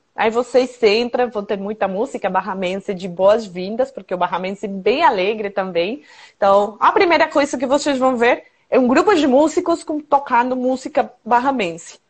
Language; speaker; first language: Portuguese; non-native, fluent; Spanish